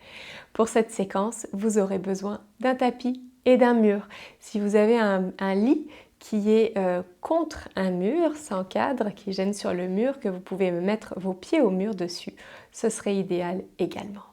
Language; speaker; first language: French; native; French